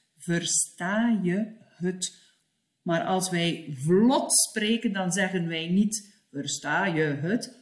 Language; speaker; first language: Dutch; native; Dutch